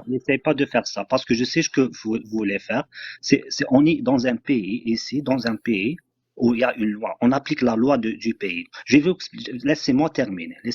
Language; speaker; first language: French; non-native, local second language; Arabic